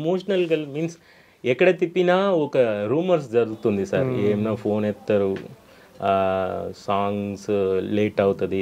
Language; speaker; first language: Telugu; non-native, fluent; Tamil